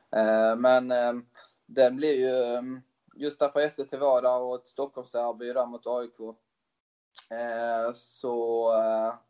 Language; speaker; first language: Swedish; native; Swedish